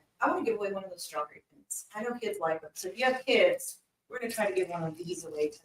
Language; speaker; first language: English; native; English